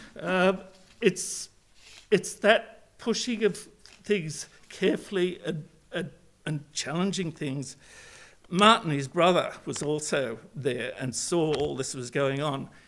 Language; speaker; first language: English; native; English